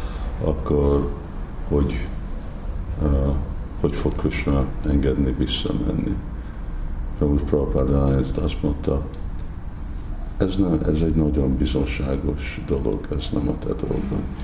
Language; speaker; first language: Hungarian; non-native, fluent; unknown